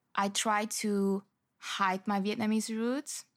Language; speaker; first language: English; non-native, fluent; Swiss German